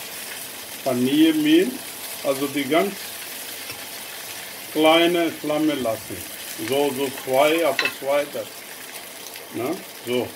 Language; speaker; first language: German; non-native, learner; Urdu